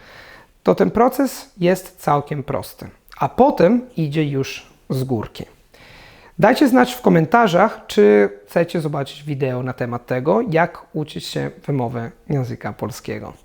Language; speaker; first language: Polish; non-native, fluent; Italian